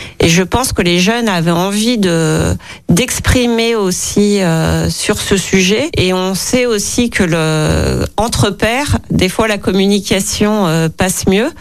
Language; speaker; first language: French; native; French